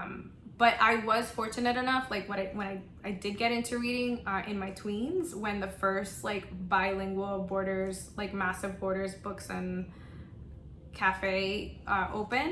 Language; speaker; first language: English; non-native, local second language; Spanish